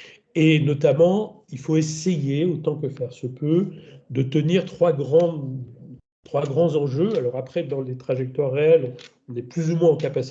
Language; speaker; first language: French; native; French